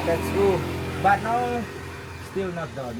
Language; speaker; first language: English; non-native, learner; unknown